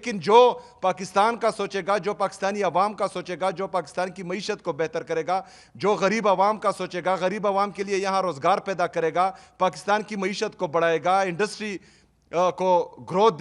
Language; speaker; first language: Urdu; non-native, local second language; Pashto